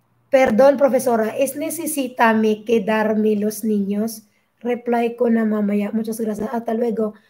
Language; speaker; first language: Spanish; non-native, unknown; Filipino